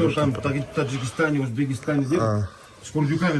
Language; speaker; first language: Russian; native; Russian